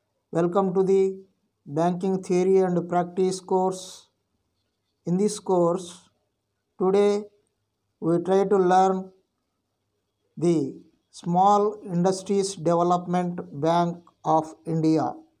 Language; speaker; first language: English; non-native, local second language; Telugu